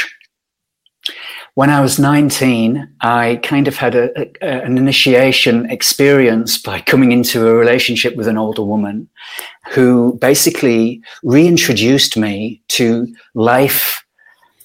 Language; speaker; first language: English; native; English